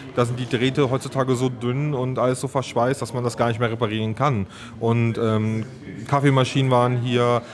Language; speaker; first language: German; native; German